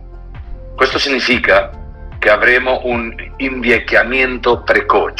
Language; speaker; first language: Italian; non-native, learner; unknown